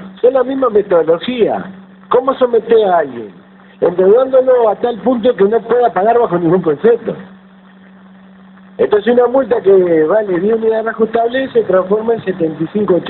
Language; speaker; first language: Spanish; native; Spanish